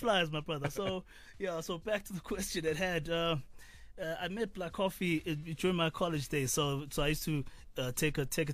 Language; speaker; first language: English; non-native, local second language; Swati